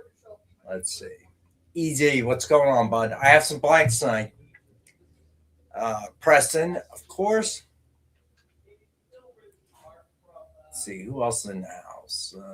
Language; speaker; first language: English; native; English